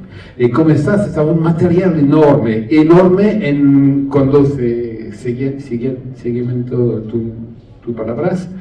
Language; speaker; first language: Spanish; non-native, learner; French